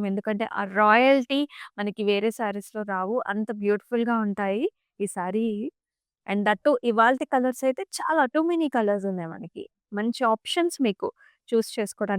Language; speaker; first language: Telugu; native; Telugu